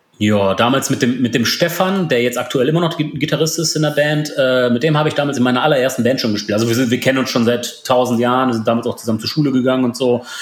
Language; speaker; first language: German; early bilingual, other home language; Polish